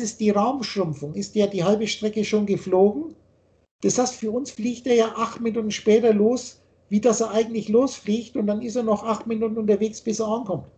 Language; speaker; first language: German; native; German